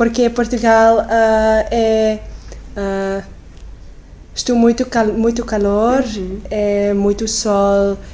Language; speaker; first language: Portuguese; non-native, learner; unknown